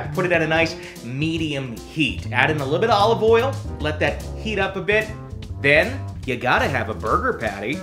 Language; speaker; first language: English; native; English